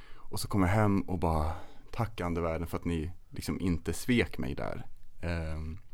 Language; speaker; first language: Swedish; native; Swedish